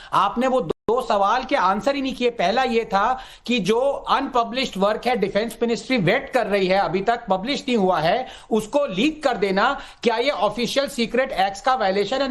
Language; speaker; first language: Hindi; non-native, local second language; Tamil